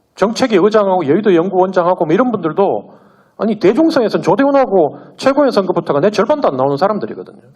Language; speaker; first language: Korean; native; Korean